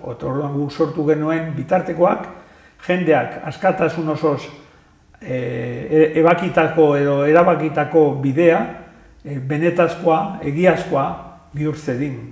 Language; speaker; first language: Basque; non-native, local second language; Spanish